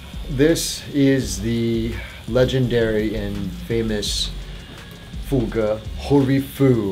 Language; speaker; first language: English; early bilingual, other home language; Chinese